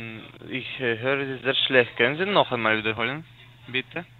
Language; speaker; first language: German; non-native, learner; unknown